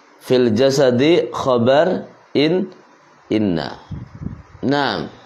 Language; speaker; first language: Arabic; non-native, fluent; Indonesian